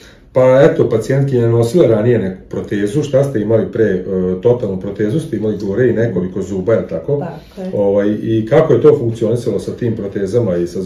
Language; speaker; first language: Serbian; native; Serbian